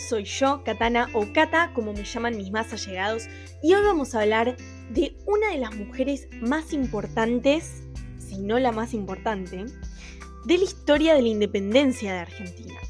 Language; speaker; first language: Spanish; native; Spanish